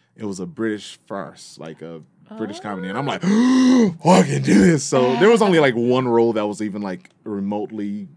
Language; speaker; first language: English; native; English